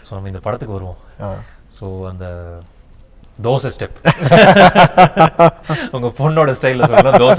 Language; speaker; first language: Tamil; native; Tamil